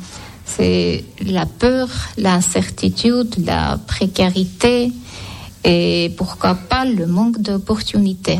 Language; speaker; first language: French; non-native, fluent; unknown